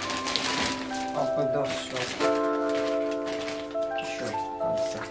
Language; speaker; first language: French; non-native, learner; Korean